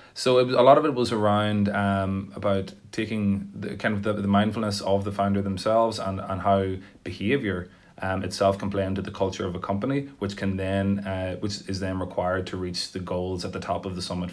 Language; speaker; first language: English; native; English